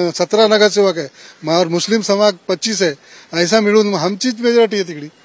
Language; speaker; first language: Marathi; non-native, local second language; Urdu